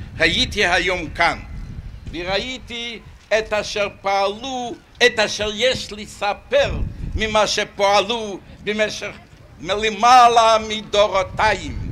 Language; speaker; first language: Hebrew; non-native, fluent; Yiddish